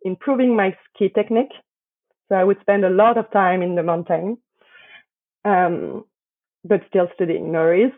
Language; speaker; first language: English; non-native, fluent; French